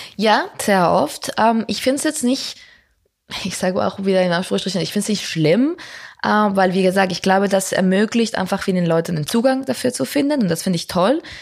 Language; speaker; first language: German; non-native, fluent; Spanish